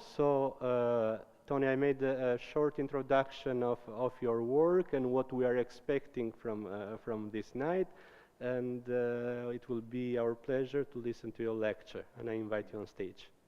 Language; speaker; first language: English; non-native, fluent; Albanian